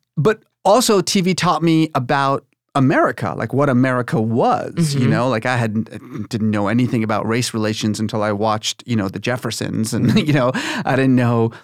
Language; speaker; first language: English; early bilingual, other home language; Persian